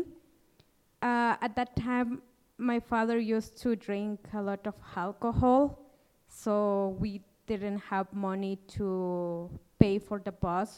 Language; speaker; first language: English; non-native, fluent; Kaqchikel